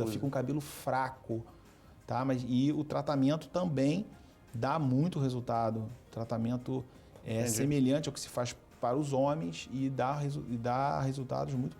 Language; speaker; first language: Portuguese; native; Portuguese